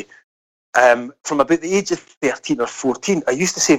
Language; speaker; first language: English; native; English